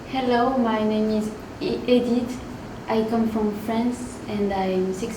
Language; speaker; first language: English; non-native, learner; French